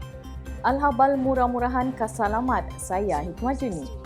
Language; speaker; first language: Malay; native; Malay